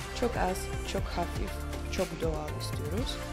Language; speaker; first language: Turkish; non-native, fluent; Russian